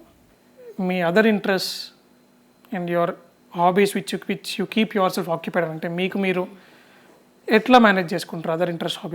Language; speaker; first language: Telugu; native; Telugu